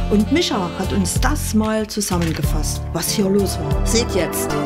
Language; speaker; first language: German; native; German